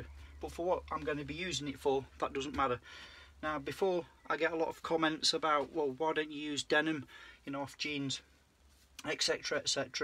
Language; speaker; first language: English; native; English